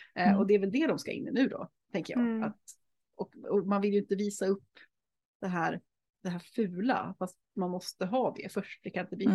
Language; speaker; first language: Swedish; native; Swedish